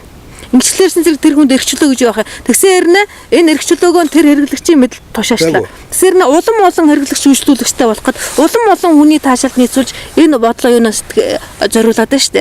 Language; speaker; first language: Mongolian; native; Mongolian